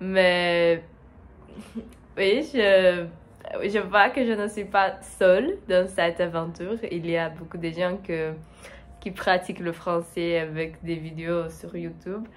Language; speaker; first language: French; non-native, learner; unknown